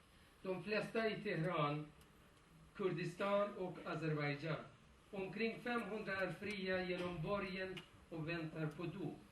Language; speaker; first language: Swedish; non-native, fluent; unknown